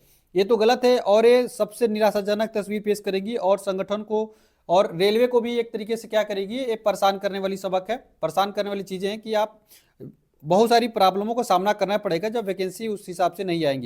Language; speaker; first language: Hindi; native; Hindi